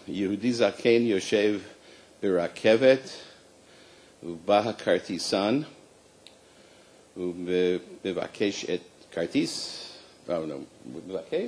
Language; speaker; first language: Hebrew; non-native, fluent; English